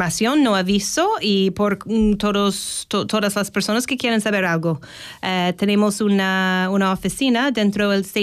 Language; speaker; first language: Spanish; non-native, learner; English